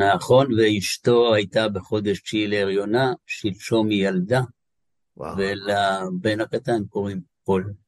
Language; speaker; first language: Hebrew; native; Hebrew